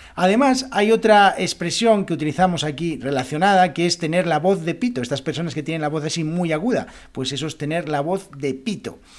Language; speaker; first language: Spanish; native; Spanish